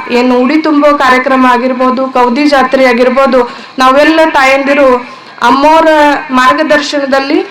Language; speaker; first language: Kannada; native; Kannada